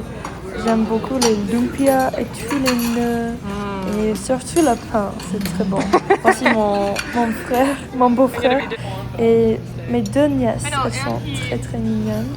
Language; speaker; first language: French; non-native, learner; English